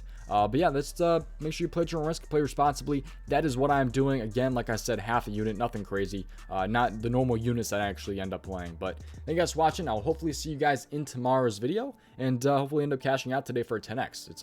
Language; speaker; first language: English; native; English